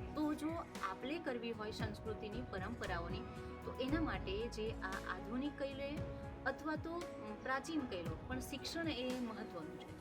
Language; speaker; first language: Gujarati; non-native, local second language; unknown